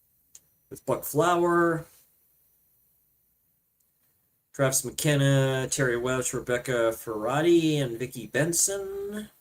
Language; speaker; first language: English; native; English